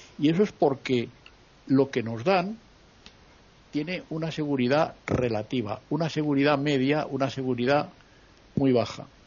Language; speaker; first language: Spanish; native; Spanish